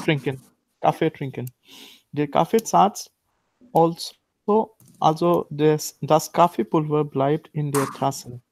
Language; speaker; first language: German; non-native, learner; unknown